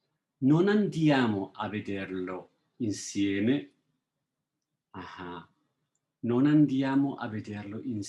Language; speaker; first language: Italian; non-native, fluent; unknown